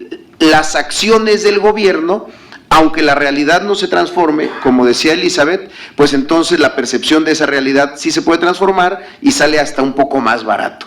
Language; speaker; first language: Spanish; native; Spanish